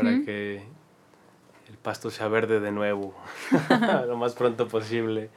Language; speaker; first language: Spanish; native; Spanish